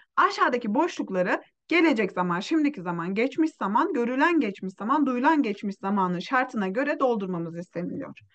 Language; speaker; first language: Turkish; non-native, fluent; Uyghur